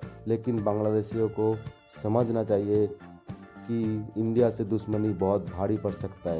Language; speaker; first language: Hindi; non-native, local second language; Bangla